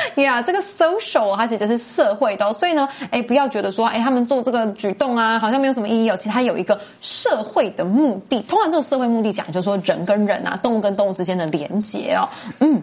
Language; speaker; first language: Chinese; native; Chinese